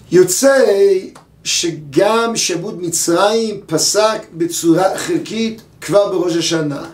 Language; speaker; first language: Hebrew; native; Hebrew